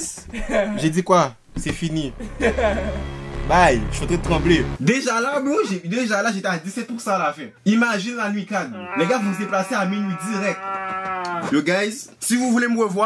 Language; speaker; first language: French; native; French